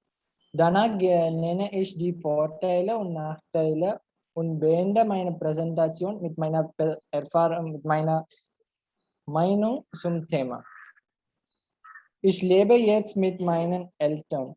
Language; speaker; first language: German; non-native, learner; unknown